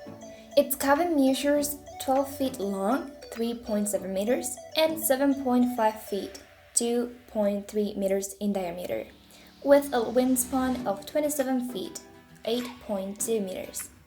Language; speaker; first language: English; non-native, fluent; Spanish